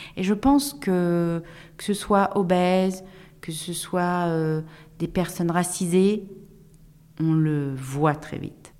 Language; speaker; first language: French; native; French